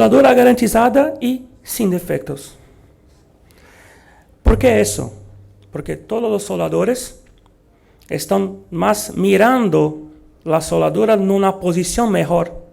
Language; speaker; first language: Spanish; non-native, learner; Portuguese